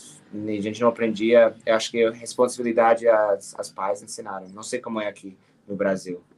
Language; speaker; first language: Portuguese; non-native, learner; English